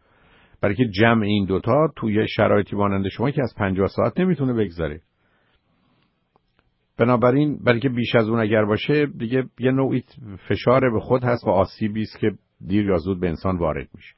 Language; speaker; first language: Persian; native; Persian